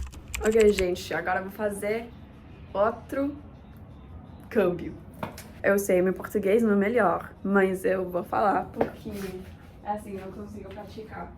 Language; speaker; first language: Portuguese; non-native, fluent; Spanish